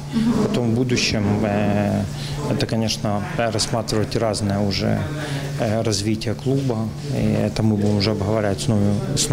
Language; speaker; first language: Ukrainian; non-native, local second language; Russian